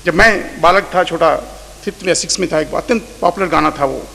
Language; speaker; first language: Hindi; non-native, local second language; Marathi